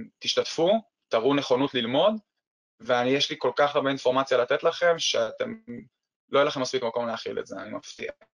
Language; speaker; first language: Hebrew; native; Hebrew